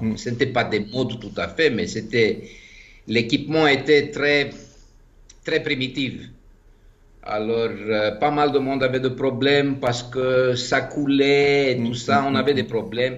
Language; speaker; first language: French; non-native, fluent; Greek